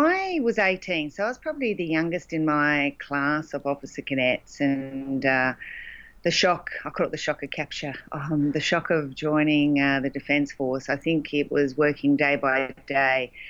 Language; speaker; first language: English; native; English